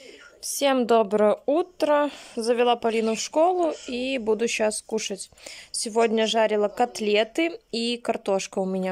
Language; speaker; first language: Russian; native; Russian